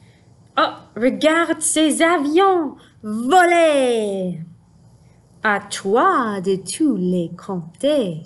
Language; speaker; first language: French; non-native, fluent; English